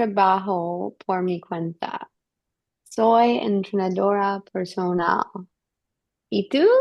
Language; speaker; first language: Spanish; non-native, learner; English